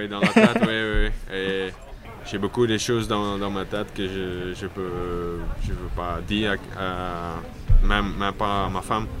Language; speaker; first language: French; non-native, local second language; Dutch